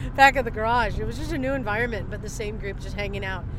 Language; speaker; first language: English; native; English